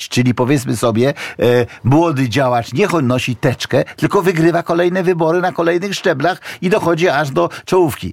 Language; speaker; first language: Polish; native; Polish